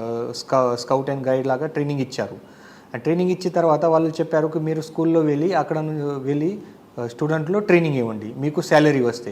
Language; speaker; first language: Telugu; non-native, learner; Marathi